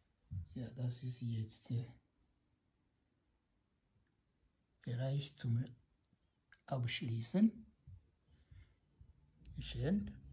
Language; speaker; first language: German; non-native, fluent; Kinyarwanda